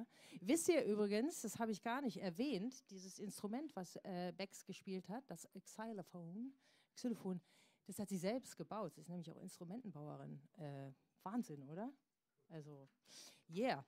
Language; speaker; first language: German; native; German